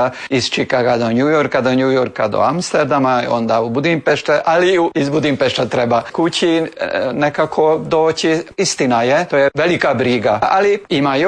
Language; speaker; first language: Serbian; early bilingual, heritage; Croatian